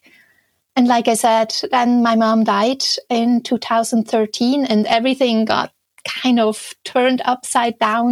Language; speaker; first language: English; non-native, fluent; Swiss German